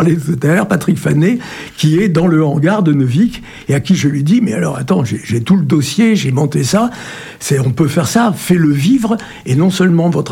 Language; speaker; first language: French; native; French